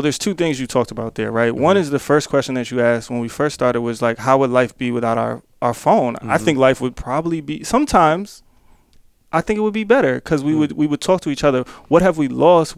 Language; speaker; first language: English; native; English